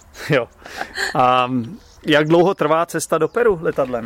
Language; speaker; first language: Czech; native; Czech